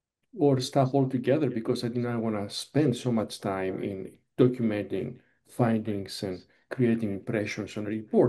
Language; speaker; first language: English; non-native, fluent; Greek